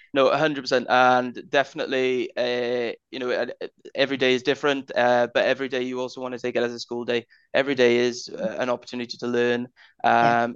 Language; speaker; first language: English; native; English